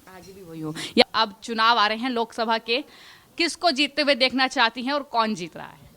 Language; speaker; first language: Hindi; native; Hindi